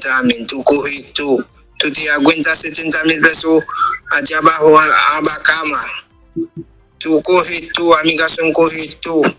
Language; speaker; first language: Spanish; non-native, learner; Haitian Creole